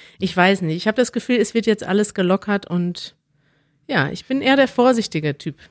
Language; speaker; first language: German; native; German